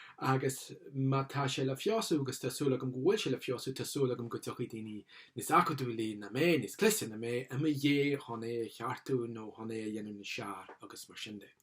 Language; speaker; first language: Irish; non-native, local second language; English